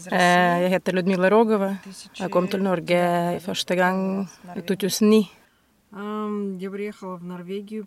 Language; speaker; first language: Norwegian; non-native, fluent; Russian